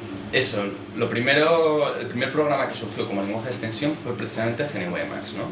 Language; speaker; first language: Spanish; native; Spanish